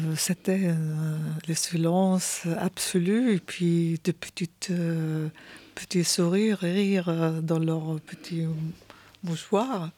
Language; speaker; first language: French; non-native, fluent; Arabic